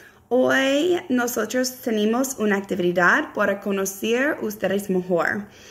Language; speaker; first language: Spanish; non-native, learner; English